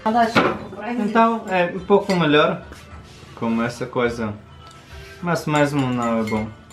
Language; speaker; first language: Portuguese; non-native, learner; Russian